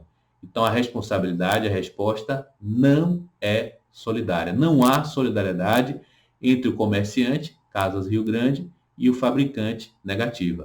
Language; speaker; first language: Portuguese; native; Portuguese